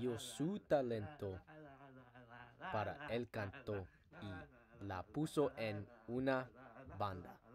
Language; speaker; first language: Spanish; non-native, learner; English